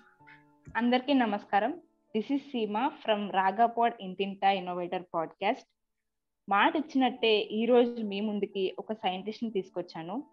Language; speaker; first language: Telugu; native; Telugu